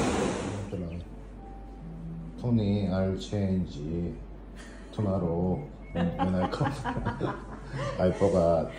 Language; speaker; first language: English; non-native, learner; Korean